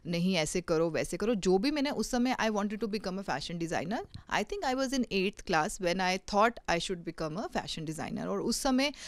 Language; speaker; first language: Hindi; native; Hindi